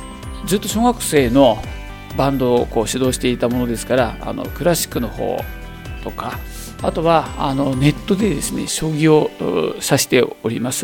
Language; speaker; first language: Japanese; native; Japanese